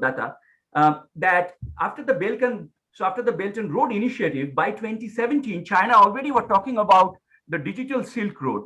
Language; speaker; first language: English; non-native, local second language; Bangla